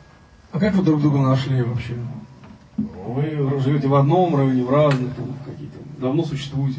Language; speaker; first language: Russian; native; Russian